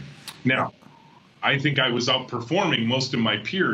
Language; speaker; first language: English; native; English